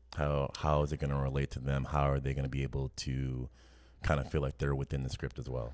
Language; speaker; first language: English; native; English